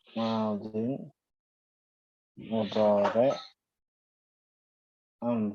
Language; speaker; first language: Arabic; non-native, learner; Indonesian